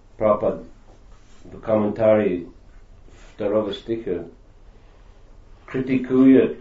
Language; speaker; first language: Russian; non-native, fluent; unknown